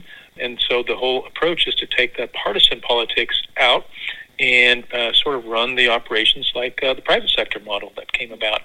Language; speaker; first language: English; native; English